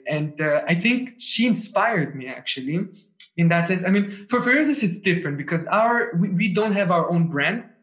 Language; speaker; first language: English; non-native, fluent; Russian